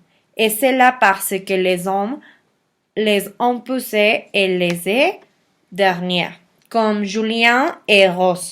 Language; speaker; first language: French; non-native, learner; Spanish